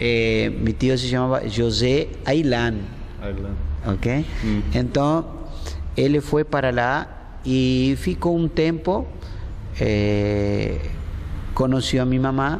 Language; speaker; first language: Portuguese; non-native, fluent; Spanish